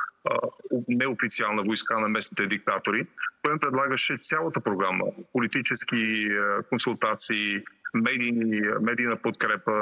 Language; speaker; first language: Bulgarian; native; Bulgarian